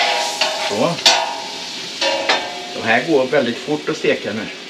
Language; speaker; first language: Swedish; native; Swedish